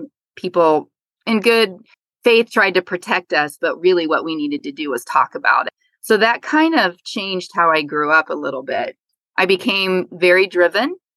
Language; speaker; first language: English; native; English